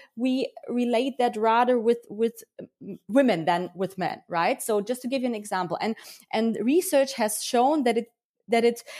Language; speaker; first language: English; early bilingual, heritage; German